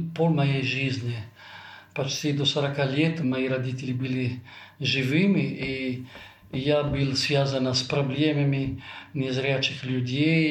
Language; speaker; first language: Russian; non-native, fluent; Italian